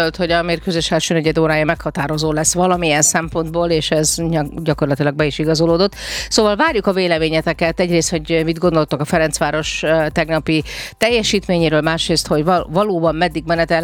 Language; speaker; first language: Hungarian; native; Hungarian